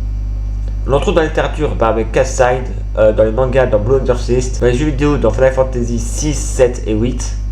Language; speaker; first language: French; native; French